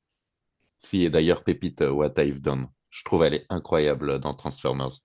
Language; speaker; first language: French; native; French